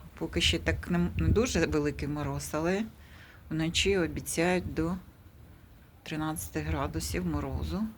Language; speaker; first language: Ukrainian; native; Ukrainian